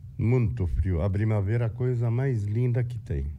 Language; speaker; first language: Portuguese; non-native, fluent; Arabic